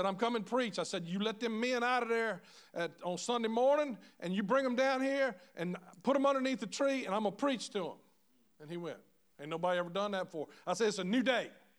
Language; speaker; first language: English; native; English